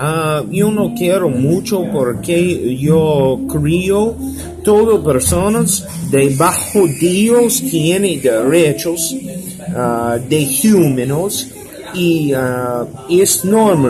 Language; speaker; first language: Spanish; non-native, learner; English